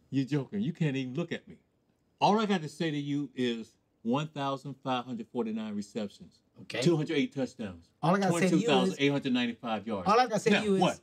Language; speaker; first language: English; native; English